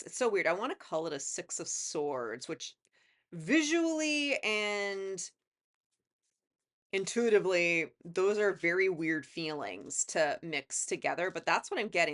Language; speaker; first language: English; native; English